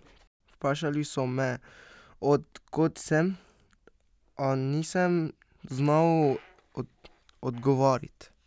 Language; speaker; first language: Slovenian; non-native, learner; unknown